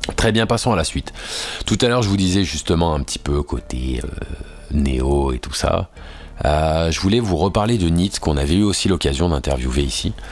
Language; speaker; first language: French; native; French